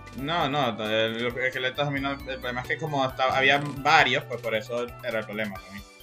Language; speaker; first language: Spanish; native; Spanish